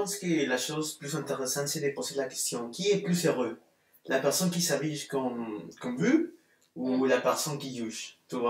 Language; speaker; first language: French; non-native, fluent; Spanish